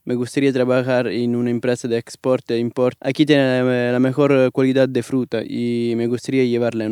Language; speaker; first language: Spanish; non-native, fluent; Italian